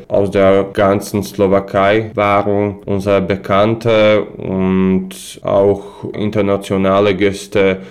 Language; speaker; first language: German; non-native, fluent; Slovak